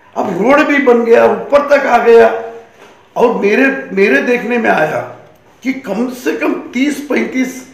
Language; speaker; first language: Hindi; non-native, local second language; Marathi